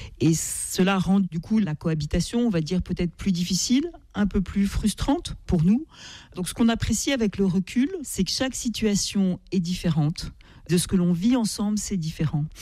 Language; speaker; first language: French; native; French